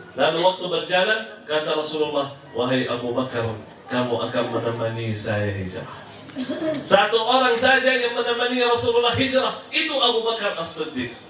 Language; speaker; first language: Malay; non-native, fluent; Arabic